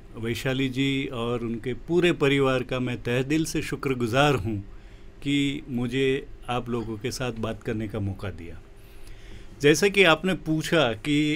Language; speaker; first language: Hindi; non-native, local second language; Gujarati